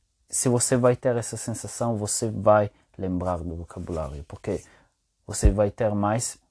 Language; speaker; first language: Portuguese; non-native, fluent; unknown